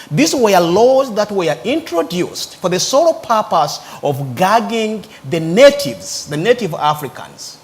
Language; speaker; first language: English; non-native, local second language; Ganda